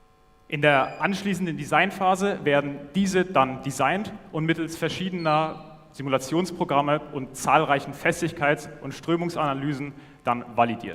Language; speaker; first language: German; native; German